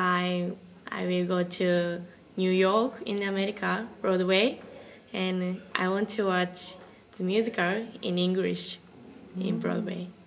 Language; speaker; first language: English; non-native, learner; Japanese